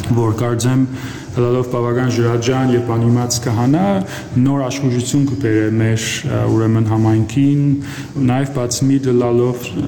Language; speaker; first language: Armenian; early bilingual, heritage; Armenian